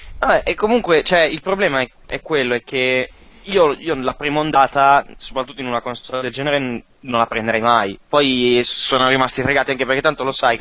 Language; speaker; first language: Italian; native; Italian